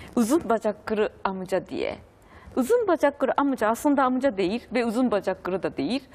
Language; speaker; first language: Turkish; non-native, fluent; Japanese